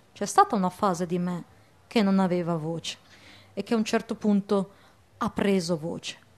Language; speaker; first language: Italian; early bilingual, other home language; Arabic